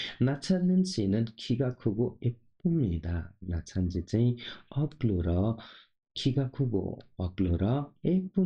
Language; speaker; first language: Korean; non-native, local second language; Nepali